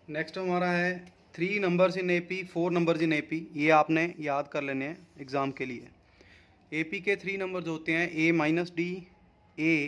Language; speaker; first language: Hindi; non-native, local second language; Punjabi